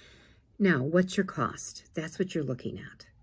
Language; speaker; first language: English; native; English